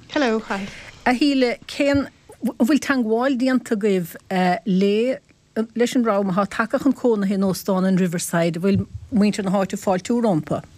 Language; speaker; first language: Irish; native; Irish